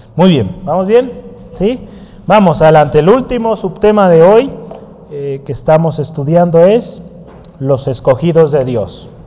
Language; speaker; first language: Spanish; native; Spanish